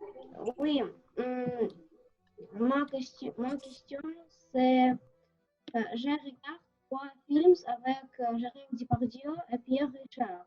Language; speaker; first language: French; non-native, learner; Russian